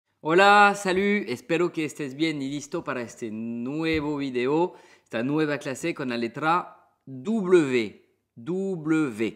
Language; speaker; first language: Spanish; non-native, fluent; French